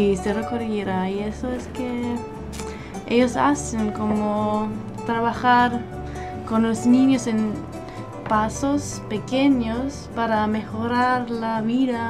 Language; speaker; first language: Spanish; non-native, learner; German